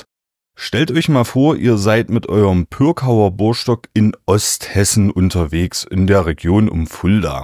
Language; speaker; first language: German; native; German